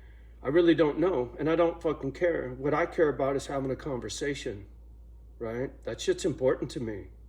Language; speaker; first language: English; native; English